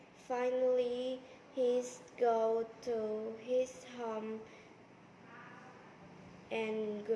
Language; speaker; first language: English; non-native, learner; Vietnamese